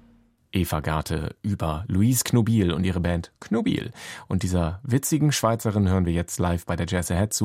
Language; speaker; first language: German; native; German